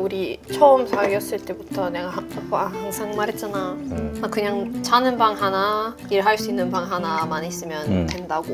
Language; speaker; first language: Korean; non-native, fluent; Swedish